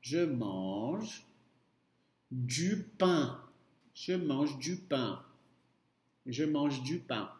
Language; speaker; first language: French; non-native, fluent; Portuguese